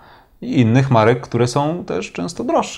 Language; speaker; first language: Polish; native; Polish